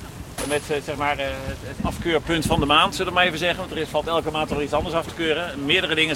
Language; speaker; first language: Dutch; native; Dutch